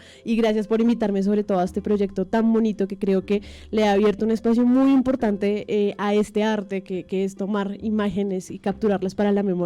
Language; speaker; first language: Spanish; native; Spanish